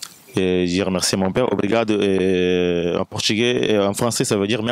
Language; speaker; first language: French; non-native, fluent; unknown